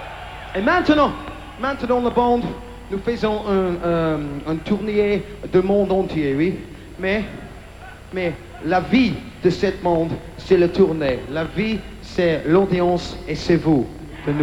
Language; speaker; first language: French; non-native, learner; English